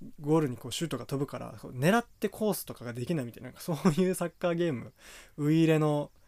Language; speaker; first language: Japanese; native; Japanese